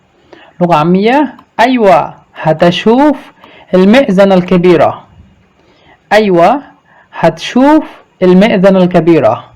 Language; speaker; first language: Arabic; non-native, fluent; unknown